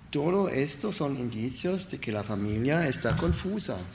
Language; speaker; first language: Spanish; non-native, learner; German